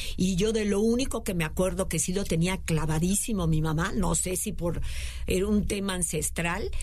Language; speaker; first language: Spanish; native; Spanish